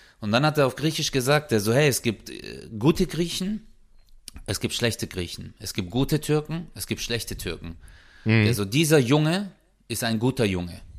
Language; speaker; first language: German; early bilingual, other home language; Turkish